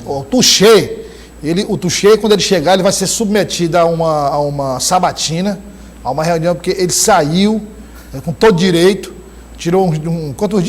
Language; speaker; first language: Portuguese; native; Portuguese